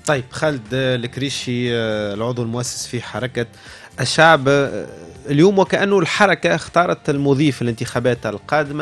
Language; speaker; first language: Arabic; native; Arabic